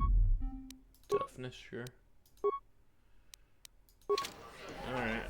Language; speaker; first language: English; native; English